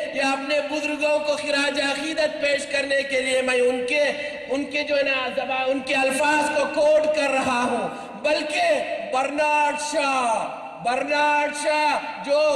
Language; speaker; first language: Urdu; native; Urdu